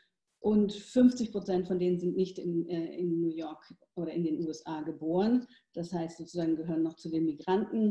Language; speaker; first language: German; native; German